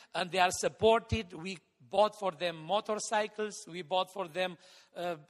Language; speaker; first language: English; non-native, fluent; Romanian